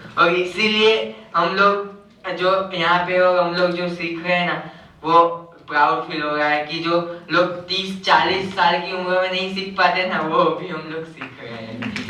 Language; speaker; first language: Hindi; native; Hindi